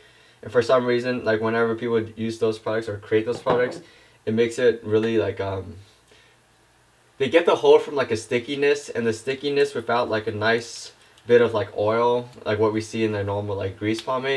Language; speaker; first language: English; native; English